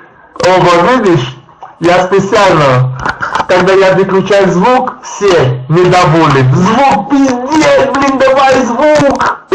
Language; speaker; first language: Russian; non-native, learner; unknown